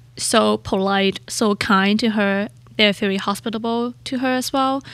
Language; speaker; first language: English; non-native, local second language; Cantonese